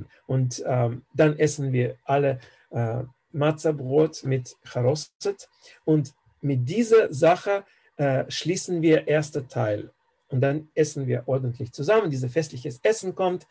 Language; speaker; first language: German; non-native, fluent; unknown